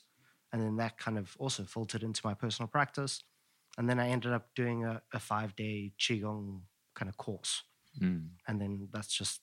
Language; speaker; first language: English; native; English